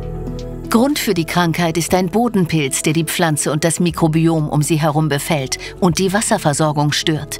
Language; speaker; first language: German; native; German